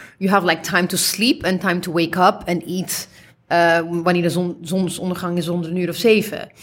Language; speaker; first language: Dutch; early bilingual, other home language; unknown